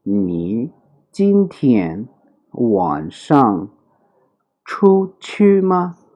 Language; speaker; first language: Chinese; non-native, fluent; Urdu